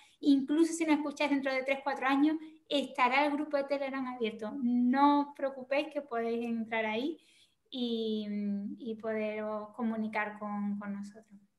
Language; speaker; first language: Spanish; native; Spanish